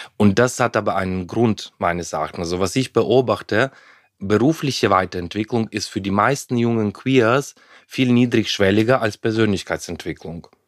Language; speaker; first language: German; non-native, fluent; Ukrainian